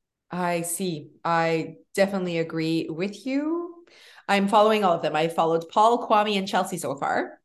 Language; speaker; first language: English; early bilingual, other home language; French